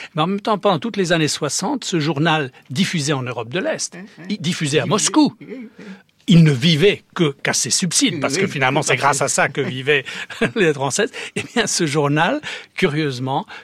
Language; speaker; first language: French; early bilingual, heritage; Czech